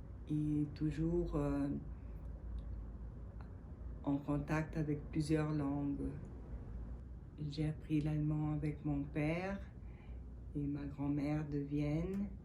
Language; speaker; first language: French; non-native, fluent; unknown